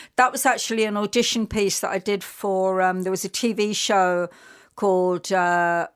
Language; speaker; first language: English; native; English